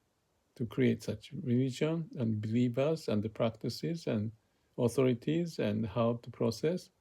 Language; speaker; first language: English; non-native, fluent; Japanese